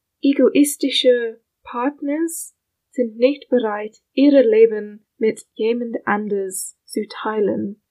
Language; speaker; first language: German; non-native, learner; English